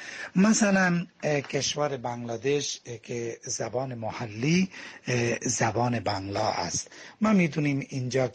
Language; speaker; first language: Persian; non-native, fluent; Bangla